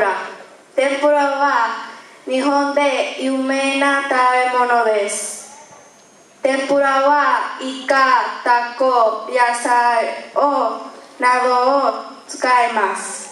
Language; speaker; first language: Japanese; non-native, learner; Spanish